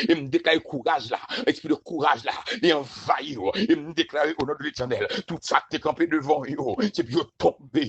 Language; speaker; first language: French; non-native, local second language; Haitian Creole